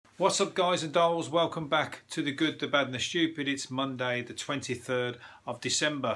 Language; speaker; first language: English; native; English